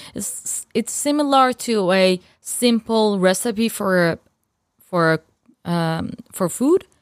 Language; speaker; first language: English; non-native, fluent; Persian